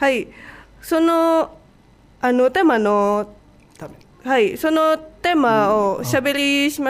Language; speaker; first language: Japanese; non-native, fluent; Indonesian